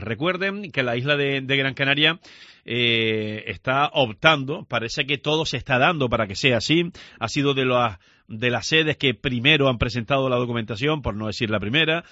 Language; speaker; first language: Spanish; native; Spanish